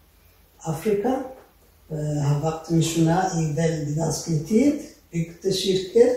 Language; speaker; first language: Norwegian; non-native, fluent; Rundi